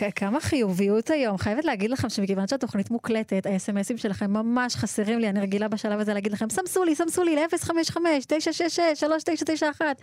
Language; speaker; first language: Hebrew; native; Hebrew